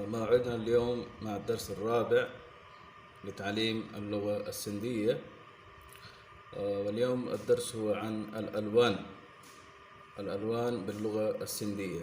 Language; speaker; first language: Arabic; non-native, fluent; Sindhi